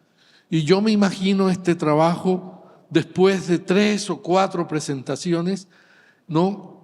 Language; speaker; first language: Spanish; native; Spanish